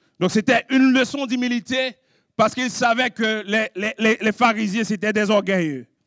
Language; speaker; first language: French; non-native, local second language; Haitian Creole